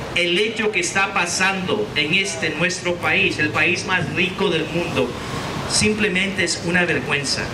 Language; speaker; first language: Spanish; early bilingual, heritage; Spanish